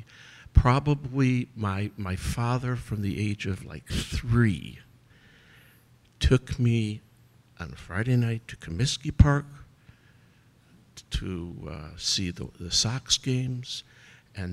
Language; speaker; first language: English; native; English